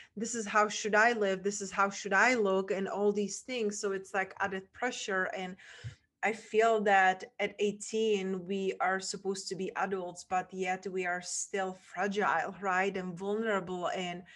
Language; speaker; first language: English; non-native, fluent; Czech